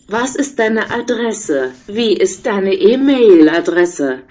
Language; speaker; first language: German; non-native, learner; Portuguese